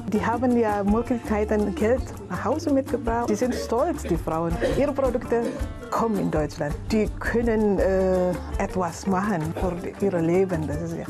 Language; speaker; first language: German; non-native, learner; Indonesian